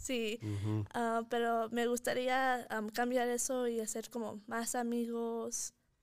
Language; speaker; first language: Spanish; early bilingual, heritage; Spanish